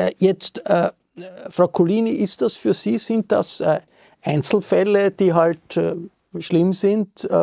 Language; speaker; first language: German; native; German